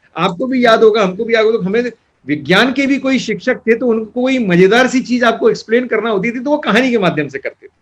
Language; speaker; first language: Hindi; non-native, local second language; Marathi